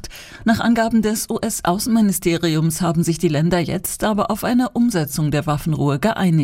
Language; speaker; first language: German; native; German